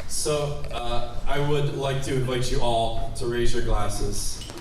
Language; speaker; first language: English; native; English